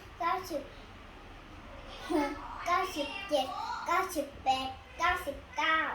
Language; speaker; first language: Thai; native; Thai